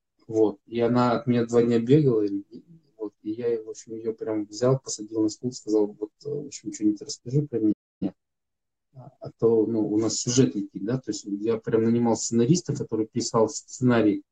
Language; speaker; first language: Russian; native; Russian